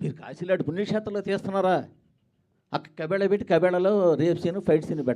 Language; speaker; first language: Telugu; native; Telugu